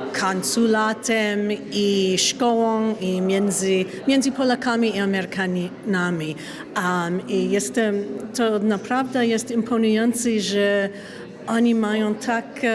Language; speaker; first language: Polish; non-native, learner; English